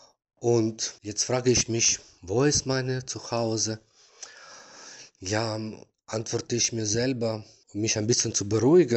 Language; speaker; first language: German; non-native, learner; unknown